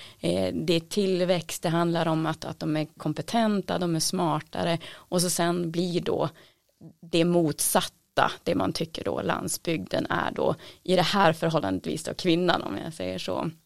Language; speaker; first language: Swedish; native; Swedish